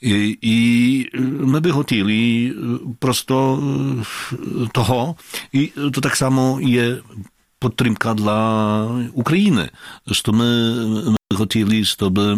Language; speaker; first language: Ukrainian; non-native, fluent; Polish